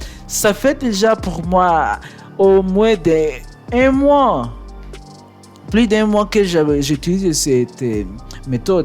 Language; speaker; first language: French; non-native, learner; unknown